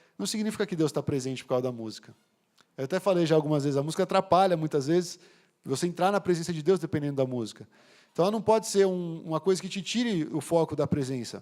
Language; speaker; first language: Portuguese; native; Portuguese